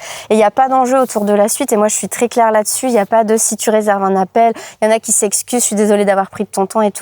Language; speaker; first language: French; native; French